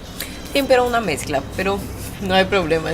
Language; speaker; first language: Spanish; non-native, learner; Portuguese